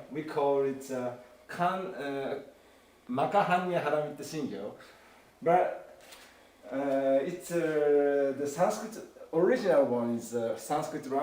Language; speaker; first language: English; non-native, learner; Japanese